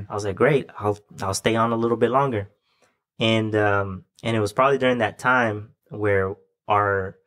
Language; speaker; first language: English; native; English